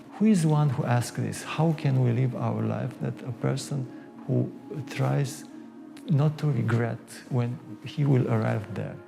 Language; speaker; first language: English; non-native, fluent; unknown